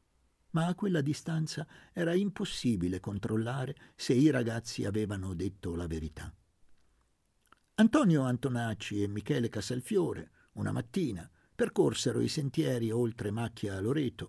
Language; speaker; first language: Italian; native; Italian